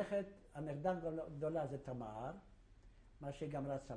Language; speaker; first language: Hebrew; non-native, fluent; Yiddish